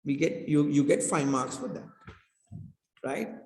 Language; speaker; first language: English; non-native, local second language; Sinhala